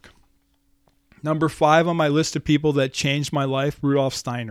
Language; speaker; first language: English; native; English